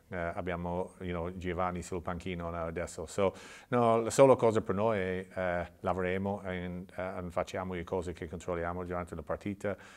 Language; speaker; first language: Italian; non-native, learner; English